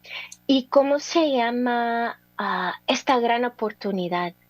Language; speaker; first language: Spanish; early bilingual, heritage; English